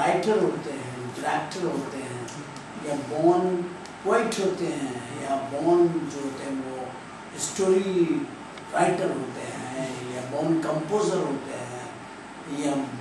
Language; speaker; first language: Urdu; native; Urdu